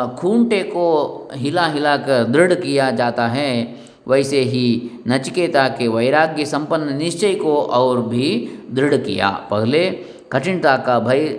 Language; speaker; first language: Hindi; non-native, local second language; Kannada